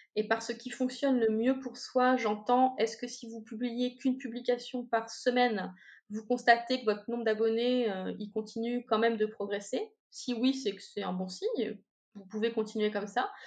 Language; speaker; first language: French; native; French